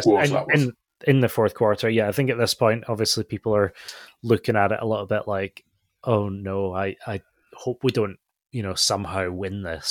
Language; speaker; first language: English; native; English